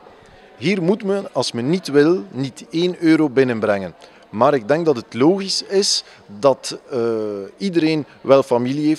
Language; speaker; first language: Dutch; native; Dutch